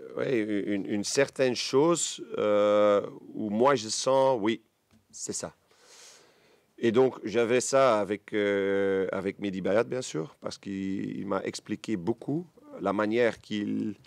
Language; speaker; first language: French; non-native, learner; Dutch